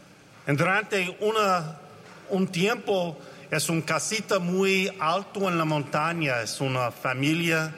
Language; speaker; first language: Spanish; non-native, learner; English